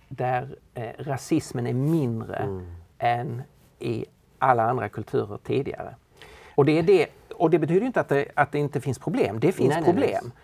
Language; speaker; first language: Swedish; native; Swedish